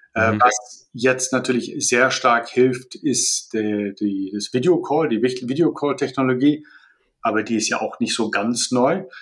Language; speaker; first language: German; non-native, fluent; Malay